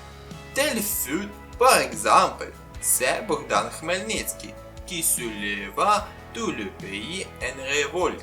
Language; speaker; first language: French; non-native, fluent; Ukrainian